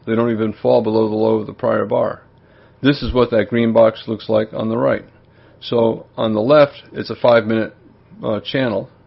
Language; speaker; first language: English; native; English